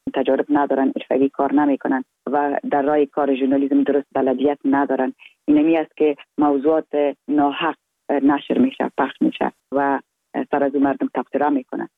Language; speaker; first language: Persian; native; Persian